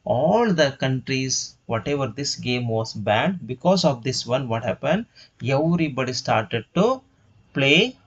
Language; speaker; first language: English; non-native, local second language; Kannada